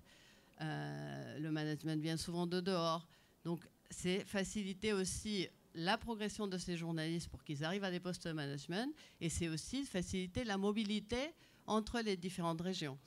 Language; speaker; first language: French; native; French